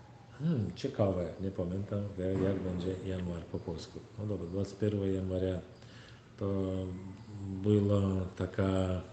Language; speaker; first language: Polish; non-native, learner; Turkmen